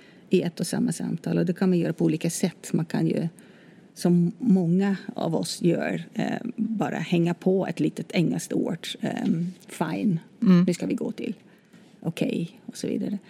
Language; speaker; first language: Swedish; non-native, fluent; Dutch